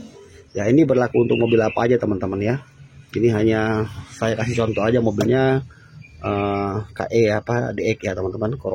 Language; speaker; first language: Indonesian; native; Indonesian